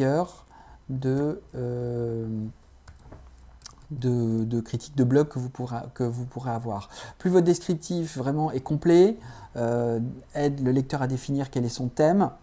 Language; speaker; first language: French; native; French